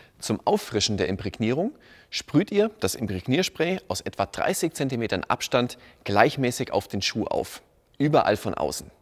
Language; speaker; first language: German; native; German